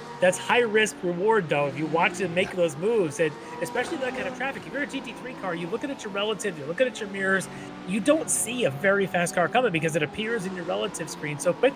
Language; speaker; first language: English; native; English